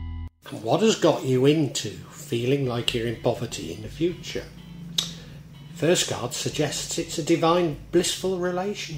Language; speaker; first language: English; native; English